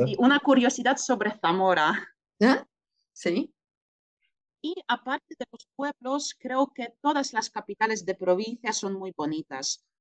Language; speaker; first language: Spanish; non-native, fluent; Polish